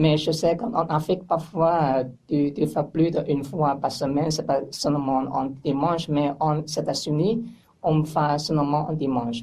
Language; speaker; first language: French; non-native, learner; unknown